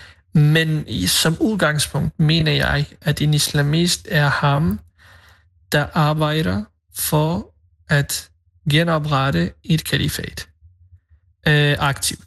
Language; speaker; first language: Danish; early bilingual, other home language; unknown